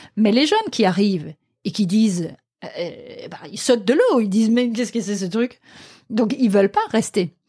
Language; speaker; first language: French; non-native, fluent; Danish